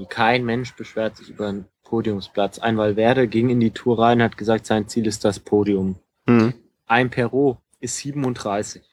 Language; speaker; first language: German; native; German